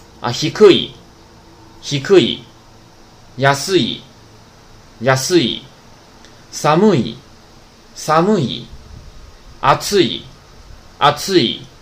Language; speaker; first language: Japanese; non-native, fluent; Chinese